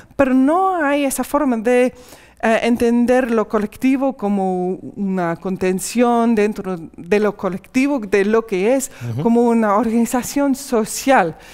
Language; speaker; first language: Spanish; non-native, fluent; English